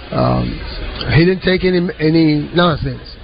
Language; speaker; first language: English; native; English